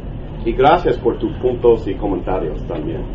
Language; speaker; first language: Spanish; non-native, learner; English